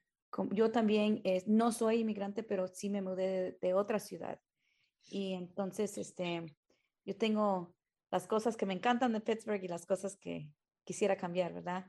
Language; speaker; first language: Spanish; early bilingual, heritage; Spanish